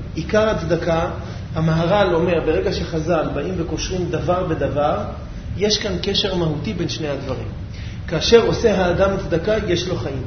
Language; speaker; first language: Hebrew; native; Hebrew